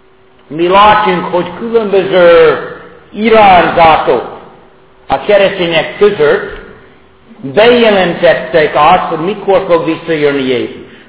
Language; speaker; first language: Hungarian; non-native, fluent; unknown